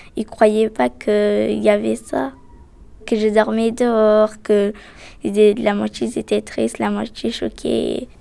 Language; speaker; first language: French; non-native, fluent; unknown